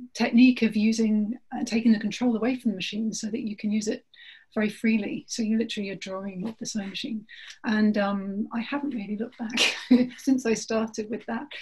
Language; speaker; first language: English; native; English